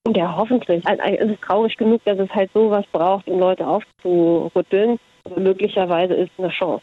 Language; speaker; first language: German; early bilingual, heritage; German